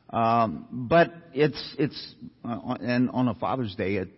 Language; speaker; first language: English; native; English